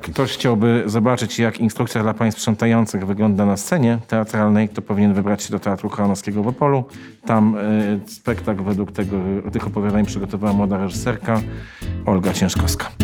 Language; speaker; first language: Polish; native; Polish